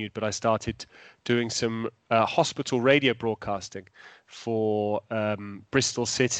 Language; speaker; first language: English; native; English